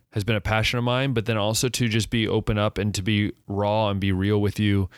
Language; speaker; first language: English; native; English